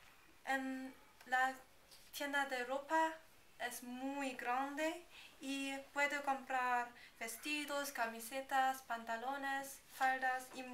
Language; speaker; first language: Spanish; non-native, learner; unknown